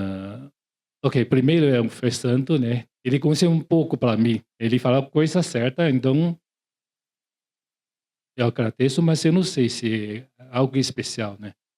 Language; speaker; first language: Portuguese; non-native, learner; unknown